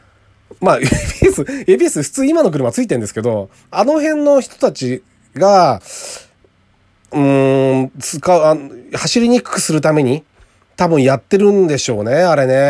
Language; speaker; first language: Japanese; native; Japanese